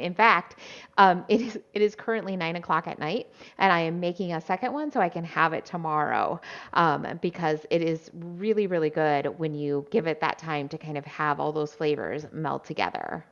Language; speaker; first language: English; native; English